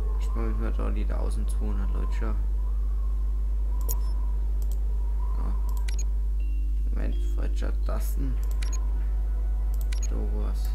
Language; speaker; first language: German; native; German